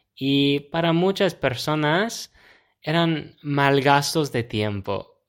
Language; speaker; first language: Spanish; non-native, fluent; English